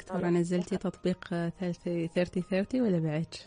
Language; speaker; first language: Arabic; native; Arabic